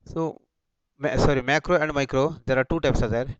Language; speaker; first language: English; non-native, local second language; Kannada